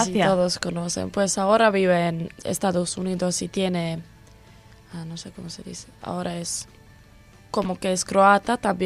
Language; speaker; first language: Spanish; non-native, learner; Croatian